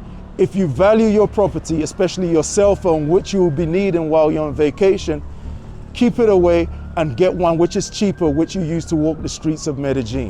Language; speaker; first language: English; non-native, fluent; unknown